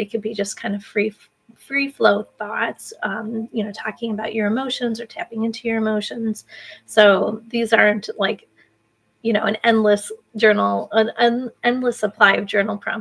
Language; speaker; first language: English; native; English